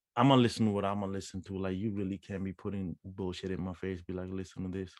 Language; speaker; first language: English; non-native, local second language; Punjabi